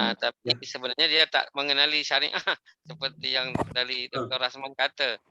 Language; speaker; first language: Malay; native; Malay